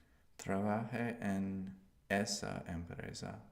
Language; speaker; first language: Spanish; non-native, learner; English